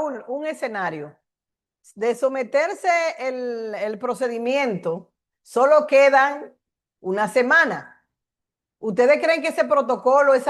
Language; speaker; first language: Spanish; native; Spanish